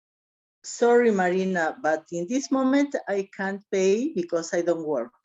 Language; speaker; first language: English; non-native, learner; Spanish